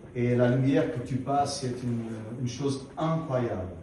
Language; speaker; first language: French; non-native, learner; Portuguese